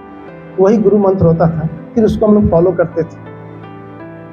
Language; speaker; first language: Hindi; native; Hindi